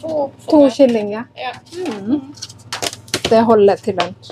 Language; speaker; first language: Norwegian; non-native, learner; Thai